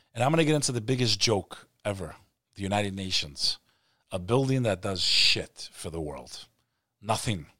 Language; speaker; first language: English; native; English